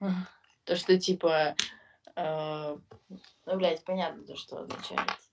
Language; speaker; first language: Russian; native; Russian